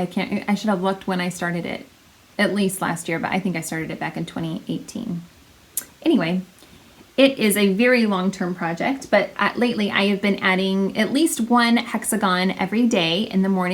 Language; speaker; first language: English; native; English